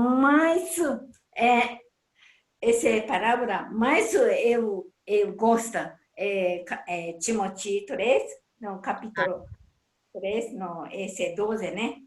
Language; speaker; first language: Portuguese; non-native, learner; Japanese